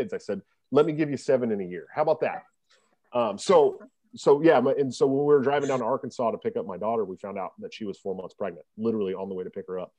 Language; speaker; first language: English; native; English